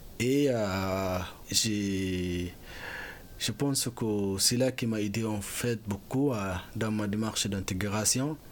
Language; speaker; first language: French; non-native, fluent; Arabic